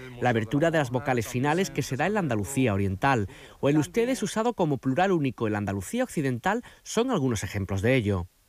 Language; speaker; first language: Spanish; native; Spanish